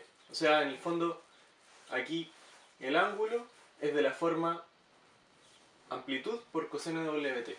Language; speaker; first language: Spanish; native; Spanish